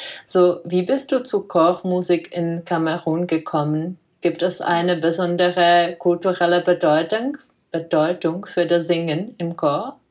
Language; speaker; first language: German; non-native, fluent; Czech